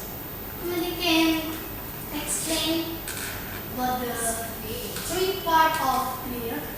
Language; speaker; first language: English; non-native, learner; Indonesian